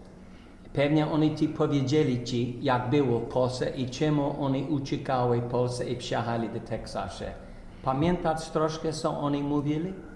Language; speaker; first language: Polish; early bilingual, heritage; English